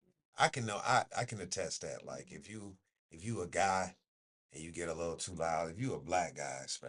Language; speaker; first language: English; native; English